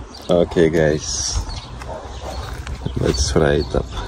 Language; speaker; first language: English; non-native, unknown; Russian